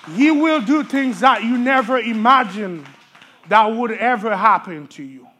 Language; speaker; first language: English; early bilingual, other home language; Haitian Creole